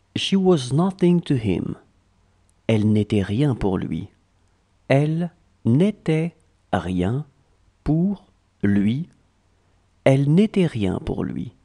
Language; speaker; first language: French; native; French